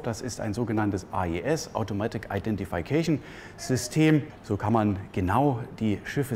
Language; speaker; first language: German; native; German